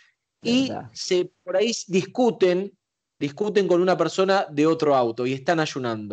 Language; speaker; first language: Spanish; native; Spanish